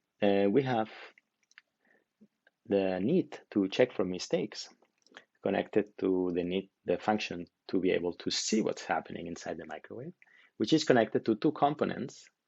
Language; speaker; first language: English; non-native, fluent; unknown